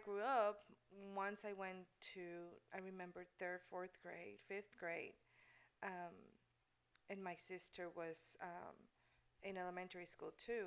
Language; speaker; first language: English; non-native, fluent; Spanish